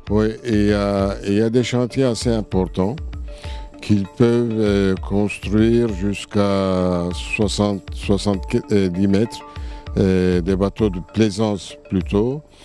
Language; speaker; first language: French; non-native, fluent; Turkish